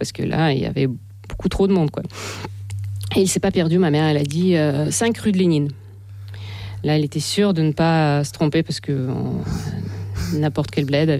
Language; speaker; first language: French; non-native, fluent; Russian